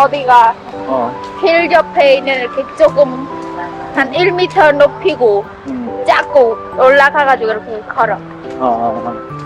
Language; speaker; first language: Korean; non-native, learner; Khmer